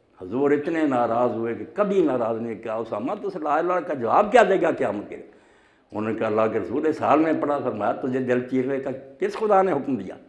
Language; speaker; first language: Urdu; non-native, local second language; Punjabi